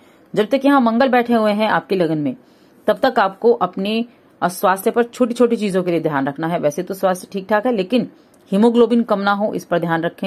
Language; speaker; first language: Hindi; native; Hindi